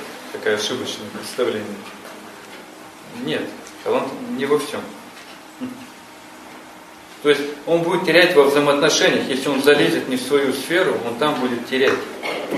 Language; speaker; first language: Russian; native; Russian